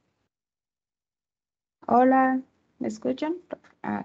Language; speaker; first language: Spanish; non-native, fluent; Haitian Creole